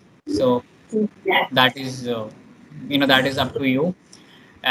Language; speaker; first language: English; non-native, local second language; Hindi